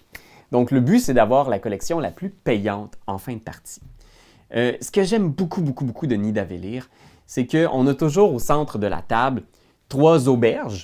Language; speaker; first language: French; native; French